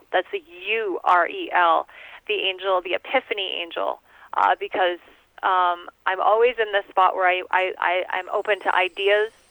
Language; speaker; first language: English; native; English